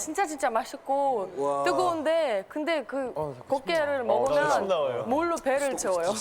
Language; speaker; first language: Korean; non-native, fluent; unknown